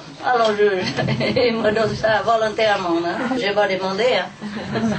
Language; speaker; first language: French; non-native, learner; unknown